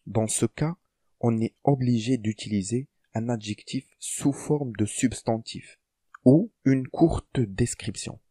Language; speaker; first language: French; non-native, local second language; Arabic